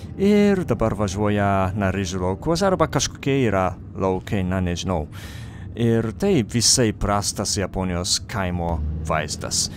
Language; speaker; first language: Lithuanian; non-native, fluent; Japanese